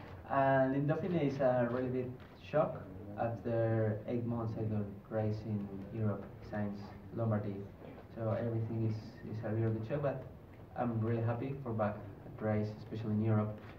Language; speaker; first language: English; non-native, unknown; Spanish